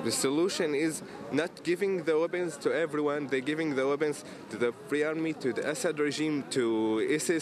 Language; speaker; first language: English; non-native, fluent; Arabic